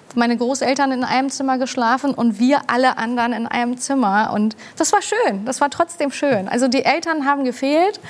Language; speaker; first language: German; early bilingual, other home language; Turkish